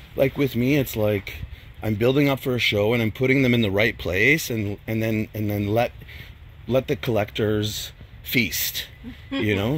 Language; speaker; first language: English; native; English